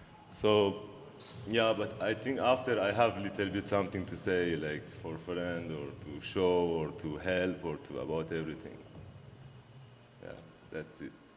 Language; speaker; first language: English; non-native, learner; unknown